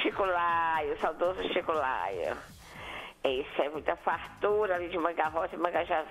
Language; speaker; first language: Portuguese; native; Portuguese